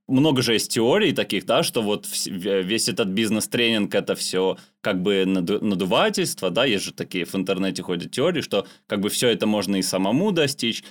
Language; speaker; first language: Russian; non-native, local second language; Armenian